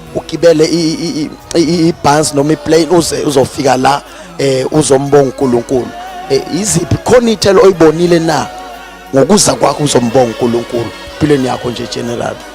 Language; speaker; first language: Zulu; native; Zulu